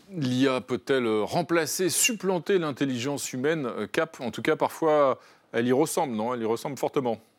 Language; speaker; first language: French; native; French